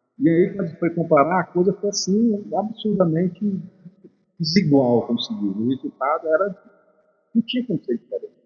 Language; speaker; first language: Portuguese; native; Portuguese